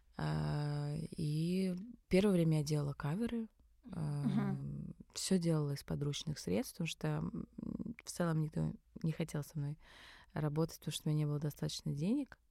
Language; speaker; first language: Russian; early bilingual, other home language; Tajik